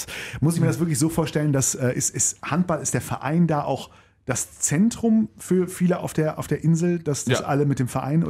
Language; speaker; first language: German; native; German